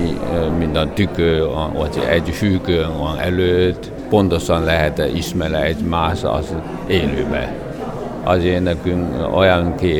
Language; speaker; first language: Hungarian; non-native, learner; Chinese